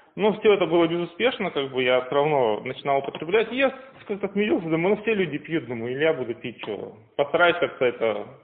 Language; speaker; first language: Russian; native; Russian